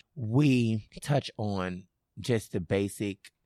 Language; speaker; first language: English; native; English